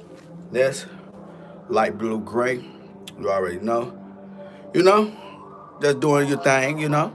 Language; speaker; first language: English; native; English